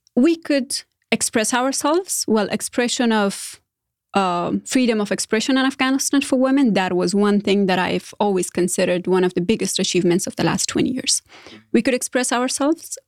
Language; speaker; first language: English; non-native, fluent; Persian